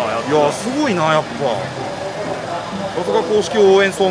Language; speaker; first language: Japanese; native; Japanese